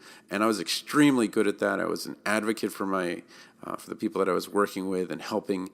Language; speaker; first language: English; native; English